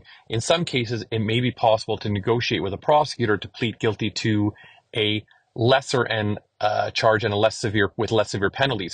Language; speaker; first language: English; native; English